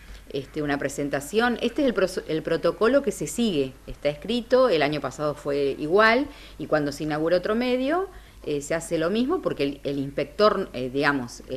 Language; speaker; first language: Spanish; native; Spanish